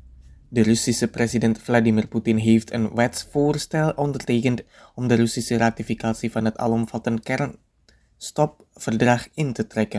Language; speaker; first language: Dutch; non-native, fluent; Indonesian